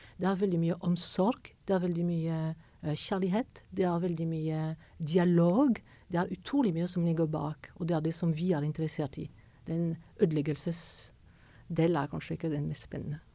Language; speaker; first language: Norwegian; non-native, fluent; French